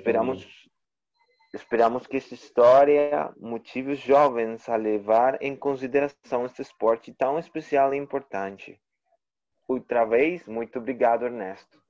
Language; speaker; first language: Portuguese; non-native, learner; Spanish